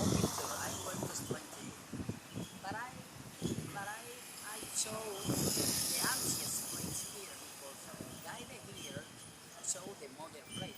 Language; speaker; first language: English; non-native, learner; Spanish